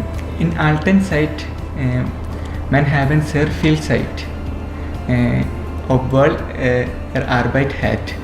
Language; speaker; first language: German; non-native, learner; Malayalam